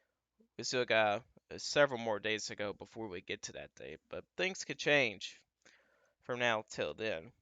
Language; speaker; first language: English; native; English